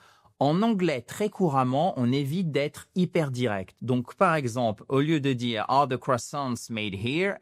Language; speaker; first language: French; native; French